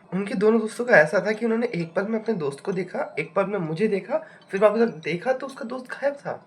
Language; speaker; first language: Hindi; native; Hindi